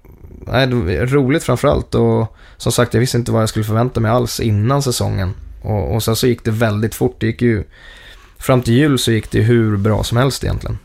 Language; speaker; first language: Swedish; native; Swedish